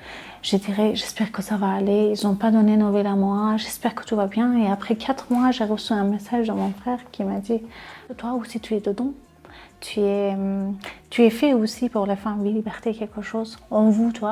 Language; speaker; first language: French; non-native, learner; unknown